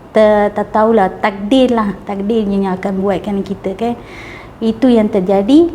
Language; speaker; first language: Malay; non-native, local second language; Tamil